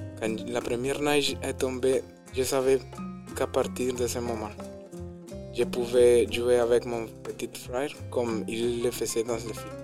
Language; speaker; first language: French; non-native, learner; Spanish